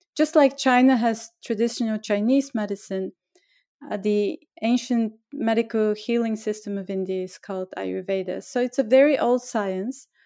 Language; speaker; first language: English; non-native, fluent; Bulgarian